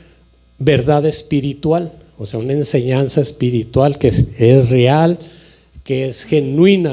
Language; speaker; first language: Spanish; native; Spanish